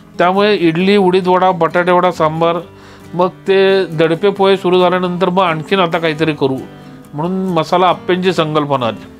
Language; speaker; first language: Marathi; native; Marathi